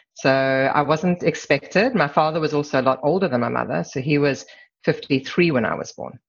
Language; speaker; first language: English; native; English